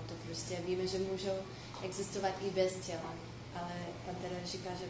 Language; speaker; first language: Czech; non-native, fluent; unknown